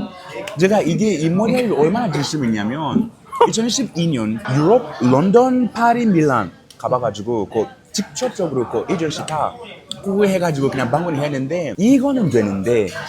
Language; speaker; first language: Korean; non-native, fluent; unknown